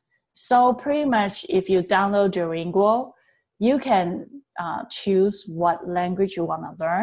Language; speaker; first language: English; non-native, fluent; Chinese